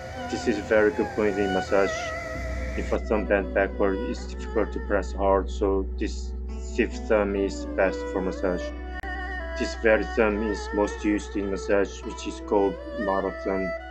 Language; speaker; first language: English; non-native, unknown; Korean